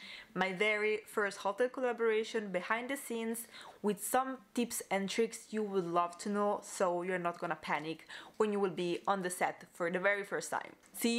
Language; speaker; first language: English; non-native, fluent; Italian